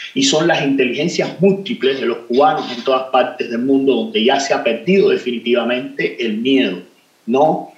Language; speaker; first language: Spanish; native; Spanish